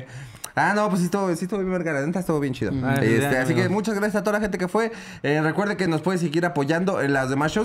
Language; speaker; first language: Spanish; native; Spanish